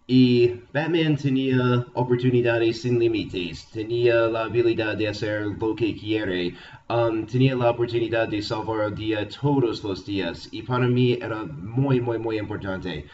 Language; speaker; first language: Spanish; non-native, fluent; English